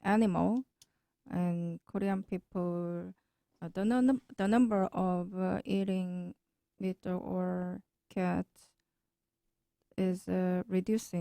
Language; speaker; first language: English; non-native, learner; Korean